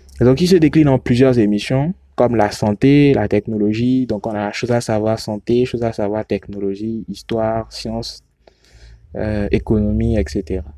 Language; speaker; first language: French; non-native, local second language; Yoruba